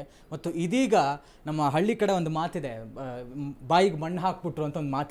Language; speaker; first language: Kannada; native; Kannada